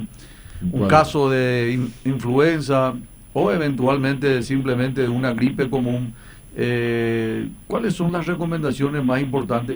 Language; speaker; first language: Spanish; native; Spanish